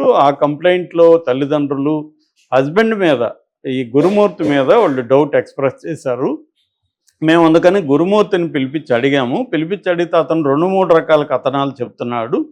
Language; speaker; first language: Telugu; native; Telugu